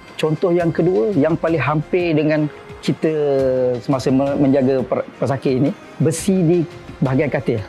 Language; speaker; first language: Malay; non-native, learner; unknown